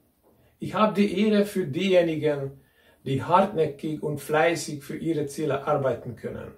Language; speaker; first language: German; non-native, fluent; Hungarian